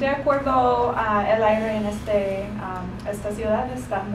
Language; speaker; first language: Spanish; non-native, learner; English